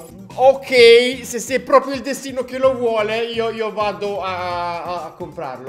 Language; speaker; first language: Italian; native; Italian